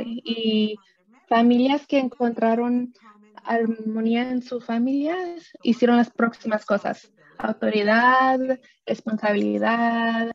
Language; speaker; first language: Spanish; early bilingual, other home language; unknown